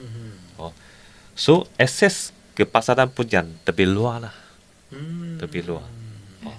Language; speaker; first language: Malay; non-native, local second language; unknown